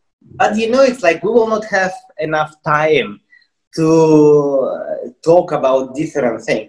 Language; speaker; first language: English; non-native, fluent; Russian